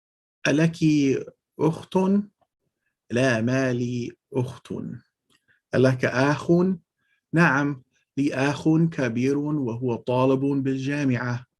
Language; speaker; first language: Arabic; non-native, fluent; English